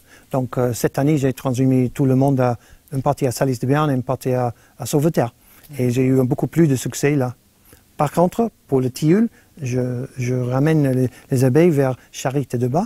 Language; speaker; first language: French; non-native, fluent; English